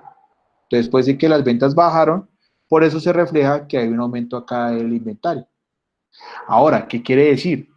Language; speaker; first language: Spanish; native; Spanish